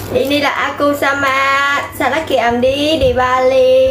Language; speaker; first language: Indonesian; non-native, learner; Vietnamese